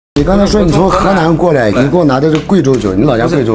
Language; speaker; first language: Chinese; native; Chinese